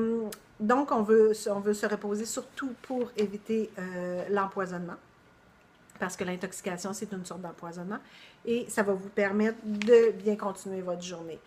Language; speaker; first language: French; native; French